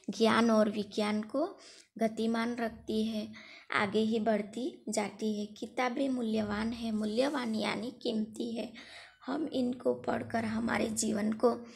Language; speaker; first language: Hindi; non-native, local second language; Gujarati